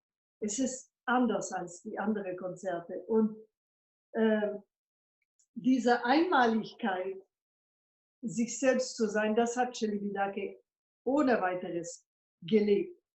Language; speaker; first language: German; non-native, fluent; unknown